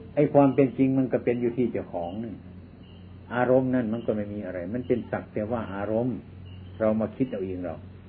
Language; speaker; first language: Thai; non-native, local second language; Lao